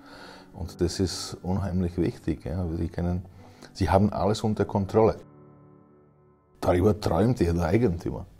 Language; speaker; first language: German; non-native, fluent; Czech